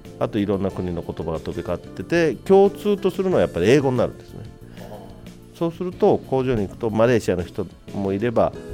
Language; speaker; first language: Japanese; native; Japanese